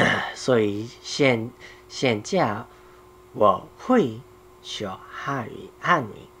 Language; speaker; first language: Chinese; non-native, learner; Korean